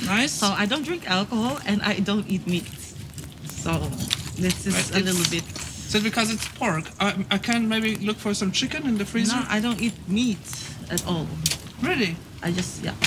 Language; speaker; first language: English; early bilingual, other home language; Persian